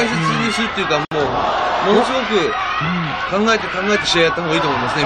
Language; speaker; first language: Japanese; native; Japanese